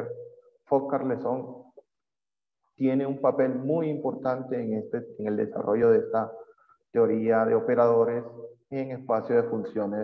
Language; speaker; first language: Spanish; native; Spanish